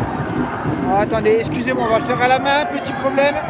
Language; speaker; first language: French; native; French